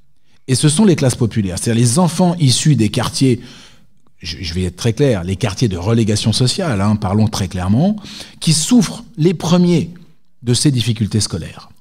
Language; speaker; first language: French; native; French